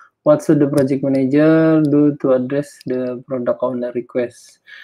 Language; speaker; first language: English; non-native, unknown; Indonesian